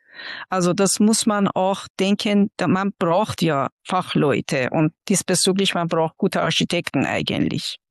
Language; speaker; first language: German; non-native, fluent; Persian